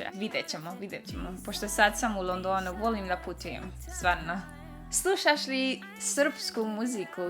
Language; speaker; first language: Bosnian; early bilingual, heritage; Dutch